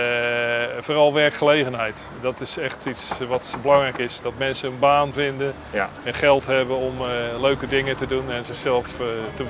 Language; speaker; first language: Dutch; native; Dutch